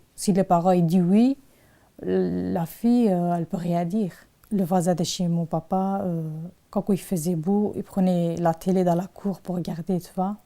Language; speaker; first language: French; non-native, learner; Turkish